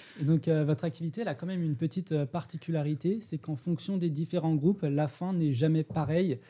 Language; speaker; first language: French; native; French